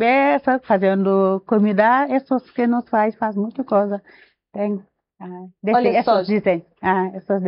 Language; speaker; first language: Portuguese; non-native, learner; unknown